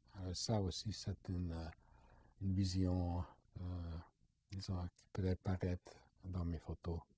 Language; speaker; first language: French; non-native, fluent; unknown